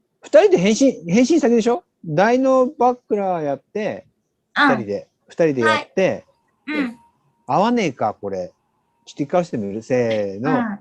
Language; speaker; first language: Japanese; native; Japanese